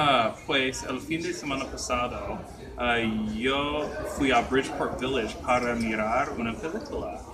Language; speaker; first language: Spanish; non-native, learner; English